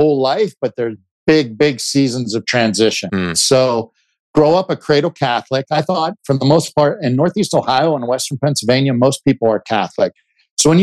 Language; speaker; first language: English; native; English